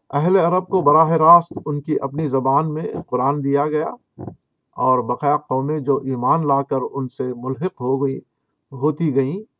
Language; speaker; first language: Urdu; native; Urdu